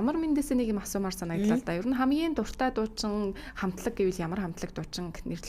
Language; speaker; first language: Mongolian; native; Mongolian